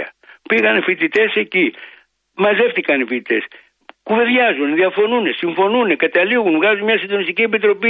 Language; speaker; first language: Greek; native; Greek